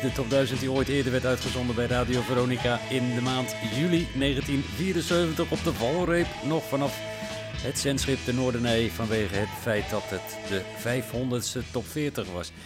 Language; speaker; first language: Dutch; native; Dutch